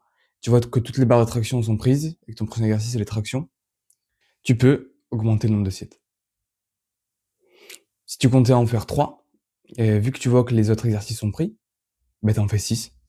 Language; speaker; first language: French; native; French